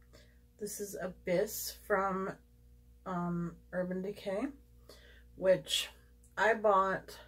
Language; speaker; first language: English; native; English